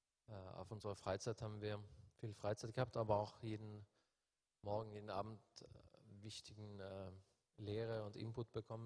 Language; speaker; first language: German; non-native, fluent; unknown